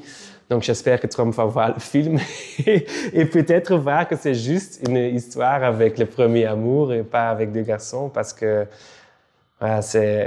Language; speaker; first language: French; non-native, local second language; Dutch